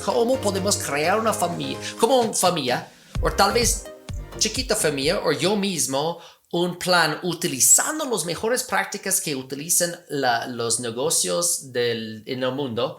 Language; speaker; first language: Spanish; non-native, fluent; English